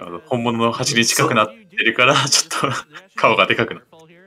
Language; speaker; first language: Japanese; native; Japanese